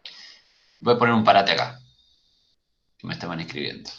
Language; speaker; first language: Spanish; native; Spanish